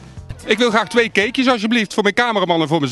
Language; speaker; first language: Dutch; native; Dutch